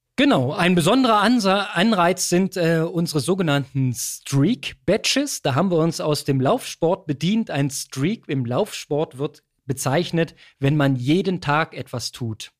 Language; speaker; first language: German; native; German